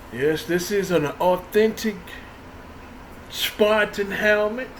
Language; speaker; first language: English; native; English